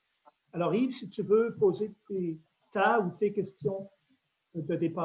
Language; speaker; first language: French; native; French